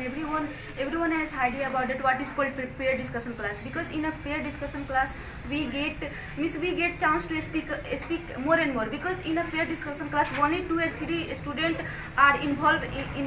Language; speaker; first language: English; non-native, local second language; Hindi